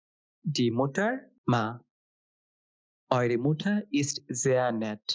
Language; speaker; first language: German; non-native, fluent; Bangla